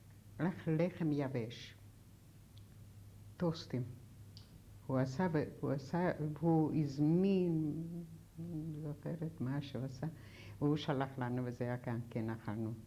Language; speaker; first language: Hebrew; non-native, fluent; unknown